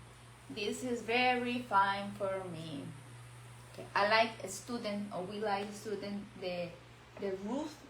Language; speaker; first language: English; non-native, learner; Spanish